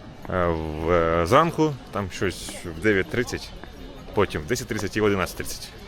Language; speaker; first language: Ukrainian; native; Ukrainian